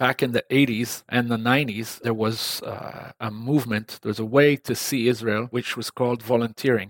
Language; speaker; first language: English; non-native, fluent; Hebrew